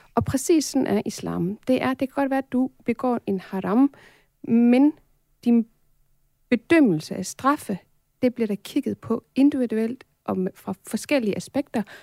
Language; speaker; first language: Danish; early bilingual, other home language; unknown